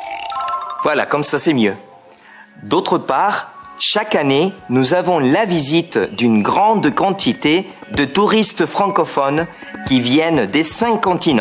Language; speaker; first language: French; non-native, fluent; Spanish